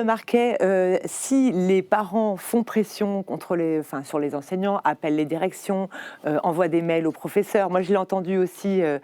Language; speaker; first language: French; native; French